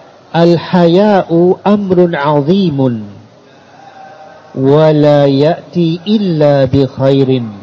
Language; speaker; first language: Arabic; non-native, fluent; Indonesian